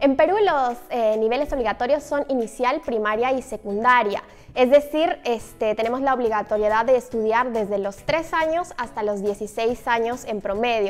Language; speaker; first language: Spanish; native; Spanish